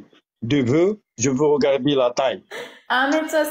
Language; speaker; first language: French; non-native, learner; Arabic